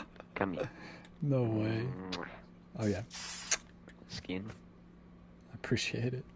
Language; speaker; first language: English; native; English